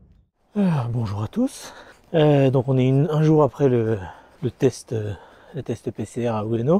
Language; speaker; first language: French; native; French